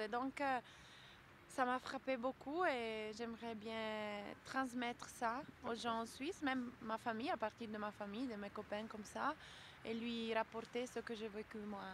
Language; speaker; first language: French; non-native, local second language; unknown